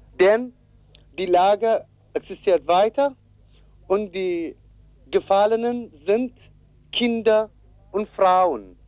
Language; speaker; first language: German; non-native, learner; Kurdish